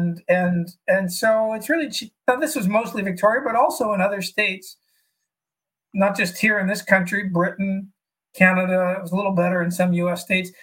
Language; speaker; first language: English; native; English